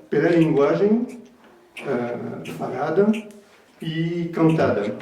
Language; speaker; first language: Portuguese; early bilingual, heritage; Portuguese